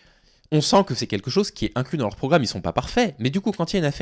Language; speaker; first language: French; native; French